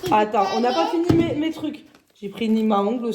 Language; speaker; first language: French; native; French